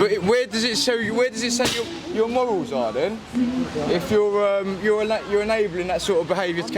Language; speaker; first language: English; native; English